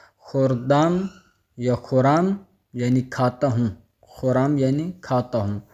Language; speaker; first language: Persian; non-native, fluent; Urdu